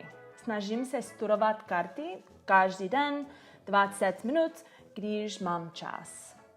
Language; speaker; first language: Czech; non-native, learner; English